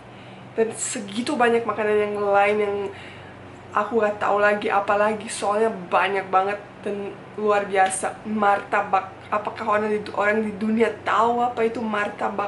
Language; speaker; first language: Indonesian; non-native, fluent; Bosnian